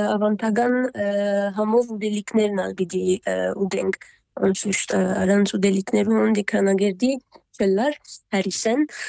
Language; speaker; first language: Armenian; early bilingual, heritage; Armenian